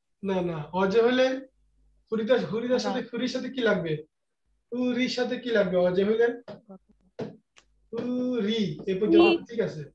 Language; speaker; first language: Korean; non-native, fluent; Bangla